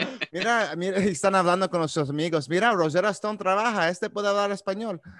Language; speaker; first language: Spanish; early bilingual, other home language; English